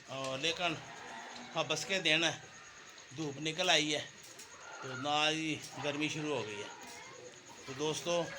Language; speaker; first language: Urdu; non-native, local second language; Punjabi